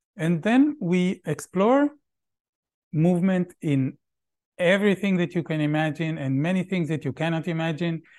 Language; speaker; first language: English; non-native, fluent; Hebrew